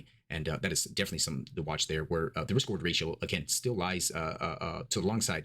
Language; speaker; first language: English; native; English